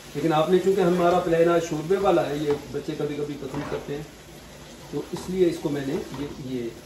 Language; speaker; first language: Urdu; native; Urdu